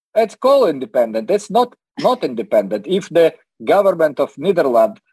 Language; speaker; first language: English; non-native, learner; Russian